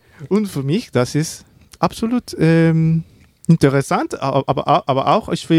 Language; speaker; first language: German; non-native, learner; Spanish